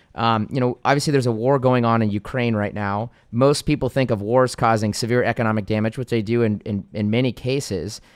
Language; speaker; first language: English; native; English